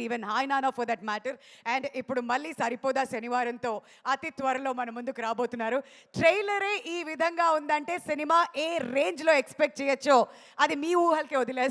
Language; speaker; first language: Telugu; native; Telugu